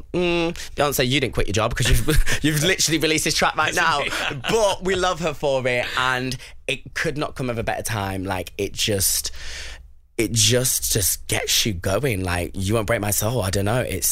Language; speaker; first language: English; native; English